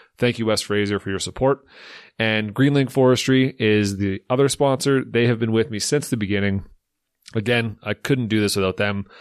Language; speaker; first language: English; native; English